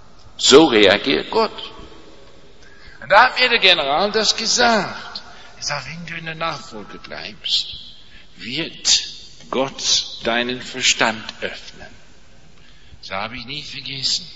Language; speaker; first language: German; non-native, fluent; English